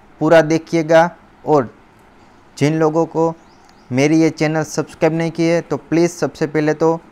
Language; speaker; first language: Hindi; non-native, local second language; Gujarati